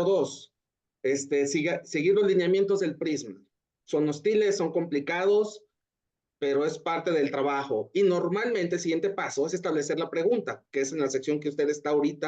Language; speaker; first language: Spanish; native; Spanish